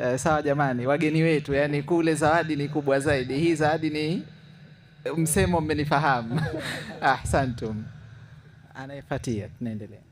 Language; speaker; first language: Swahili; native; Swahili